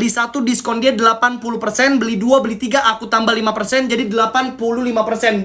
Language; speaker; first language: Indonesian; native; Indonesian